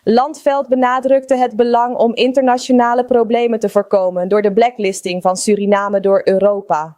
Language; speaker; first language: Dutch; native; Dutch